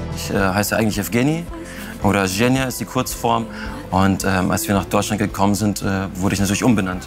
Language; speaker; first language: German; early bilingual, other home language; Russian